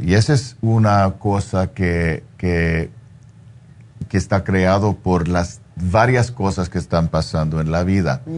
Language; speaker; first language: Spanish; non-native, fluent; English